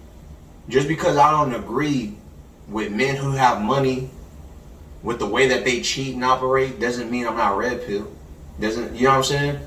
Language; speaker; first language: English; native; English